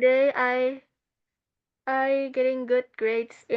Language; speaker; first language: English; non-native, learner; Indonesian